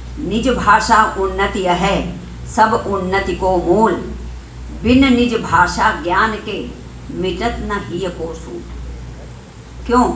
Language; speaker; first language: Hindi; native; Hindi